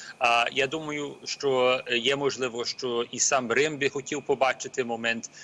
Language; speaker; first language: Ukrainian; early bilingual, heritage; Ukrainian